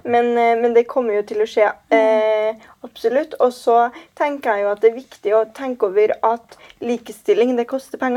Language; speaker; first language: Norwegian; native; Norwegian